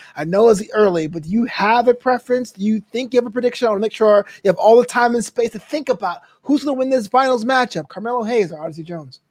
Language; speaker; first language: English; native; English